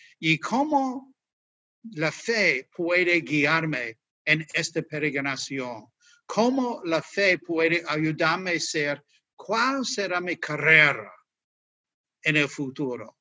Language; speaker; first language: Spanish; non-native, fluent; English